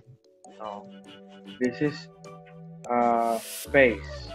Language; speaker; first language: English; non-native, fluent; Indonesian